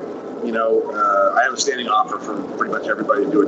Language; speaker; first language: English; native; English